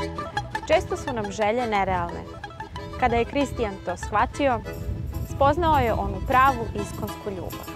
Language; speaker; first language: Serbian; native; Serbian